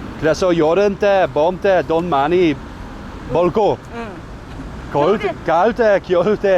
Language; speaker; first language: Korean; non-native, learner; Dutch